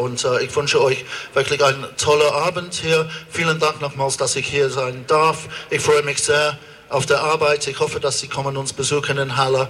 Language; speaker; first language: German; non-native, fluent; English